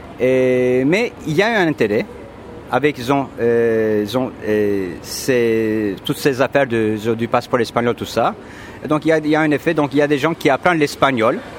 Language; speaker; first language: French; non-native, fluent; Turkish